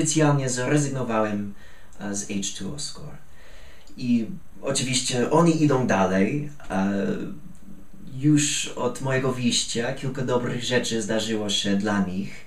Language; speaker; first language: Polish; non-native, fluent; English